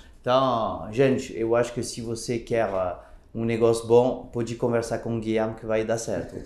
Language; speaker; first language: Portuguese; non-native, fluent; French